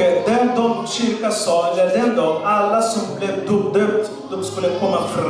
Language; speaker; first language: Swedish; non-native, learner; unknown